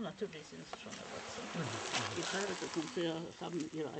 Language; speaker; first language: German; non-native, fluent; Russian